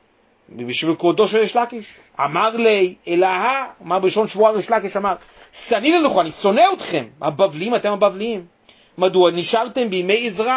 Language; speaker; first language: Hebrew; native; Hebrew